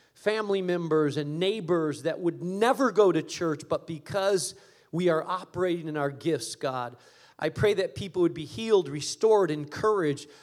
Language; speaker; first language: English; early bilingual, other home language; Spanish